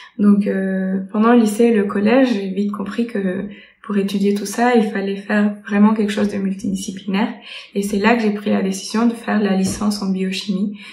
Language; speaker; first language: French; non-native, fluent; Spanish